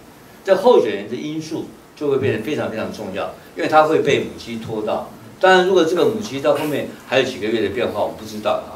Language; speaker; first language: Chinese; native; Chinese